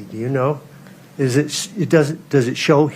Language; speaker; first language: English; native; English